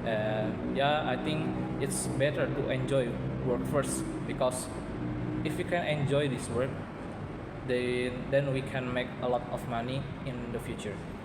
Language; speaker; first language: English; non-native, learner; Indonesian